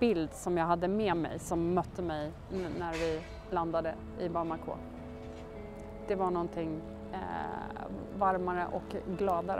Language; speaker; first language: Swedish; native; Swedish